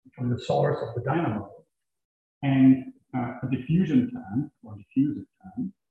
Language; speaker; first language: English; non-native, fluent; Czech